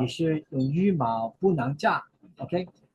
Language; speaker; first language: Chinese; early bilingual, heritage; Chinese